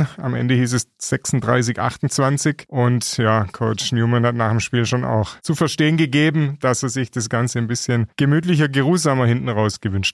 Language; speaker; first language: German; native; German